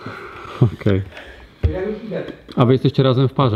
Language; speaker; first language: Polish; native; Polish